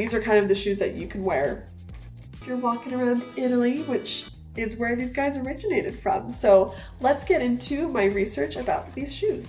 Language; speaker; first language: English; native; English